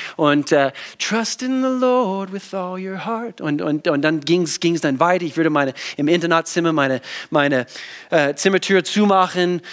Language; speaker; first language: German; non-native, fluent; English